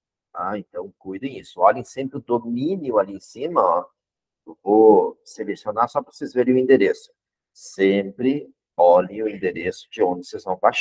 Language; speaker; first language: Portuguese; native; Portuguese